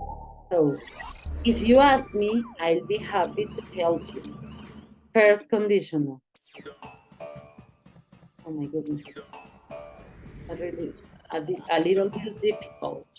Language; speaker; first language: English; non-native, learner; Spanish